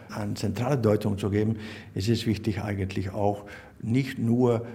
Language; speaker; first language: German; non-native, fluent; Dutch